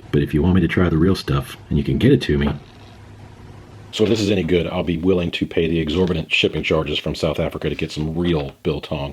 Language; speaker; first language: English; native; English